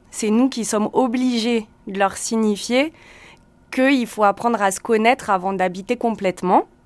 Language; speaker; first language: French; native; French